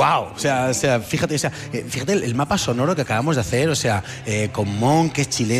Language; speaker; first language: Spanish; native; Spanish